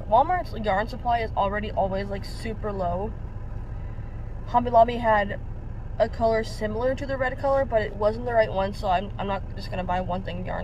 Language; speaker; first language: English; native; English